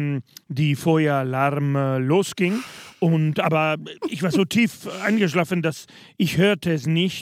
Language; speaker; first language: German; non-native, fluent; Spanish